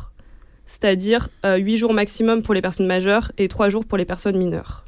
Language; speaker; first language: French; native; French